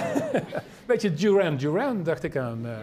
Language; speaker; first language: Dutch; native; Dutch